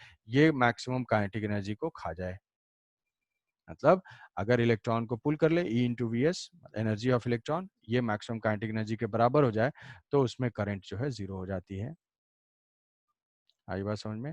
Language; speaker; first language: Hindi; native; Hindi